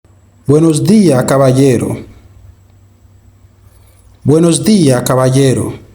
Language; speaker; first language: Spanish; non-native, fluent; Haitian Creole